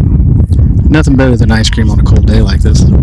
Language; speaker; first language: English; native; English